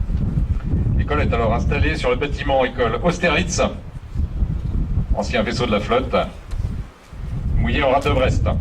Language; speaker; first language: French; native; French